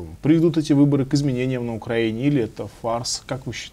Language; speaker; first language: Russian; native; Russian